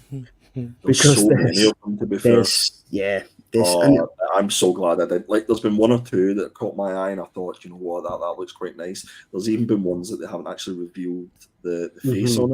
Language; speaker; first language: English; native; English